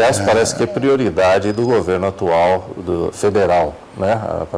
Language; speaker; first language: Portuguese; native; Portuguese